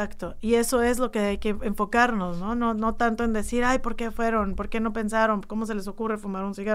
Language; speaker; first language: Spanish; native; Spanish